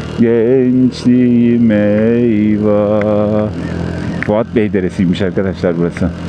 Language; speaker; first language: Turkish; early bilingual, heritage; Turkish